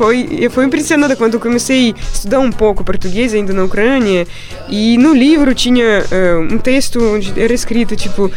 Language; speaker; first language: Portuguese; non-native, fluent; Russian